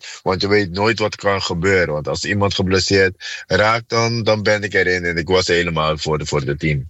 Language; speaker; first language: Dutch; non-native, fluent; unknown